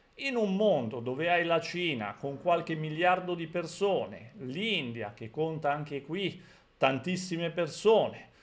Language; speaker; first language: Italian; native; Italian